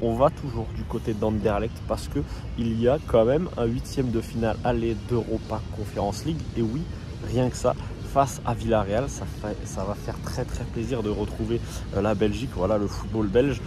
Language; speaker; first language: French; native; French